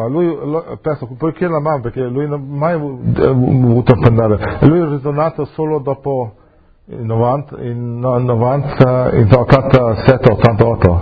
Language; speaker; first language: Italian; early bilingual, heritage; English